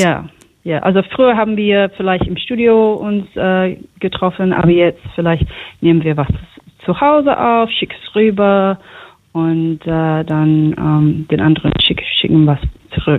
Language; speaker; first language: German; non-native, fluent; English